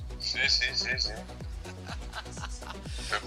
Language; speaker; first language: Portuguese; non-native, learner; Spanish